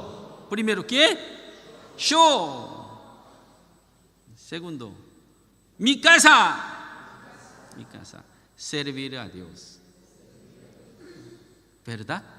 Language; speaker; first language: Spanish; non-native, learner; Korean